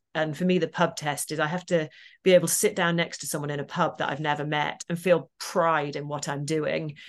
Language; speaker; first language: English; native; English